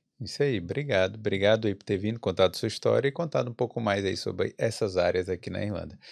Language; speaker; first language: Portuguese; native; Portuguese